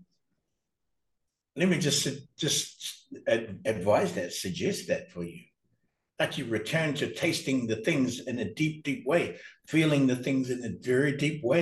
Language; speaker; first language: English; native; English